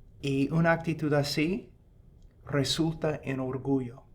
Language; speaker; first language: Spanish; non-native, fluent; English